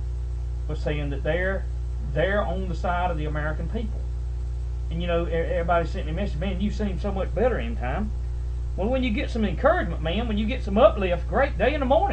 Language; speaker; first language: English; native; English